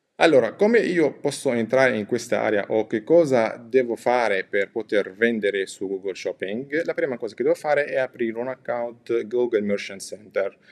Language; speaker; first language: Italian; non-native, fluent; Arabic